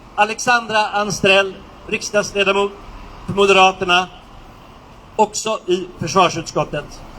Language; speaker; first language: Swedish; native; Swedish